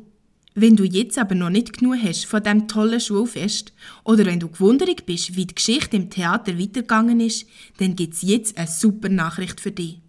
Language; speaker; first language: German; native; German